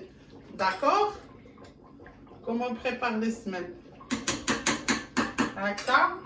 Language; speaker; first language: French; non-native, learner; Arabic